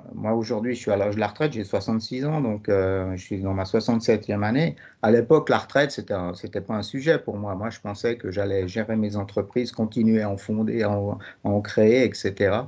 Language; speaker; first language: French; native; French